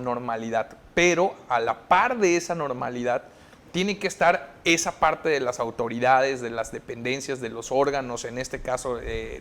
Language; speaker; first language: Spanish; native; Spanish